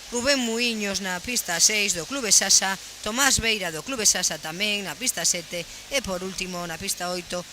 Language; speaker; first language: Galician; non-native, local second language; Spanish